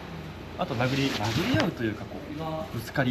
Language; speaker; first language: Japanese; native; Japanese